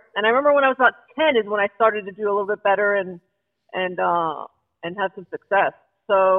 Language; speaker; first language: English; native; English